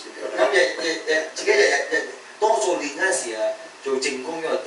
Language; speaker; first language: Cantonese; early bilingual, heritage; Cantonese